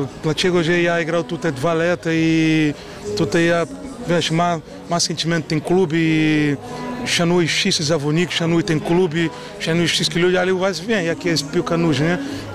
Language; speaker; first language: Polish; non-native, learner; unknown